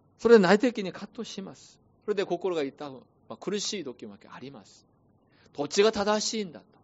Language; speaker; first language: Japanese; non-native, fluent; Korean